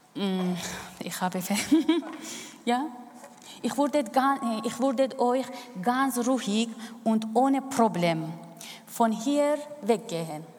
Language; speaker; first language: German; non-native, fluent; Persian